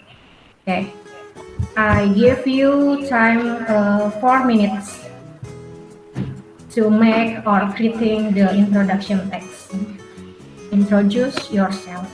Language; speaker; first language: English; non-native, learner; Indonesian